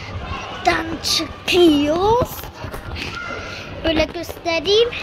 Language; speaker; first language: Turkish; early bilingual, heritage; Turkish